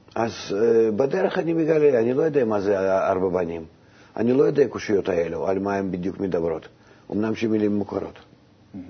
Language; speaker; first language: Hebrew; non-native, fluent; Russian